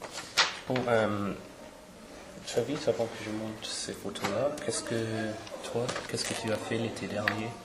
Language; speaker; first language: French; non-native, fluent; English